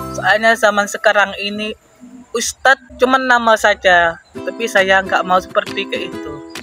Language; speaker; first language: Indonesian; non-native, fluent; Western Cham